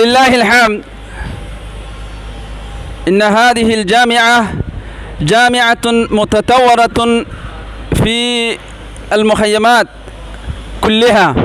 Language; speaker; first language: Arabic; non-native, learner; Rohingya